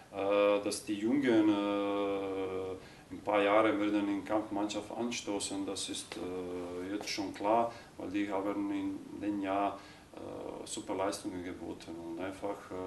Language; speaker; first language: German; non-native, learner; Croatian